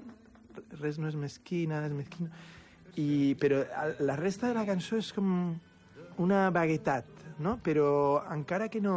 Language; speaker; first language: Catalan; non-native, local second language; Spanish